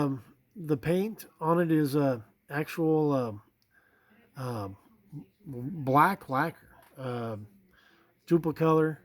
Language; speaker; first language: English; native; English